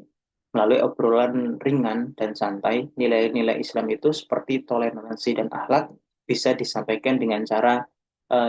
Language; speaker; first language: Indonesian; native; Indonesian